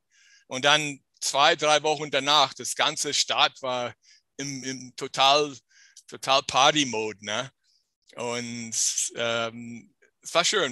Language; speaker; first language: German; non-native, fluent; English